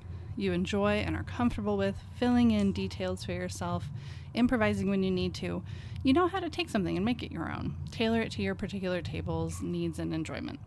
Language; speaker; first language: English; native; English